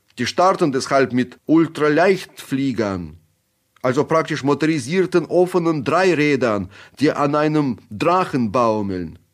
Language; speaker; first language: German; non-native, fluent; Russian